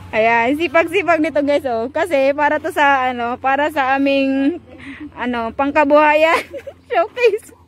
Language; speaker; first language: Filipino; non-native, local second language; Cebuano